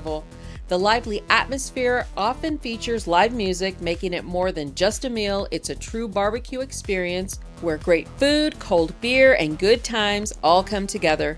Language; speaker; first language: English; native; English